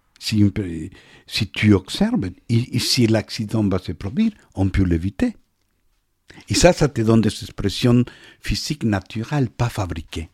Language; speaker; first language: French; non-native, fluent; Spanish